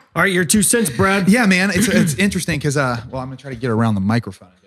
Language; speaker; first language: English; native; English